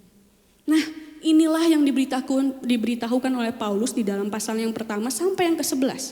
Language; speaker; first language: Indonesian; native; Indonesian